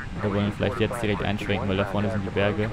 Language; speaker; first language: German; native; German